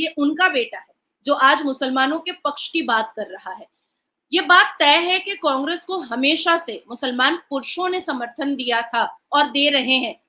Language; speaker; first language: Hindi; native; Hindi